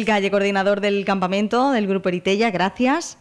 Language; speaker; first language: Spanish; native; Spanish